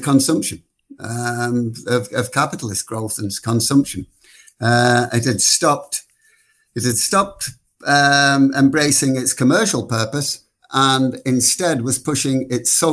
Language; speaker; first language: English; native; English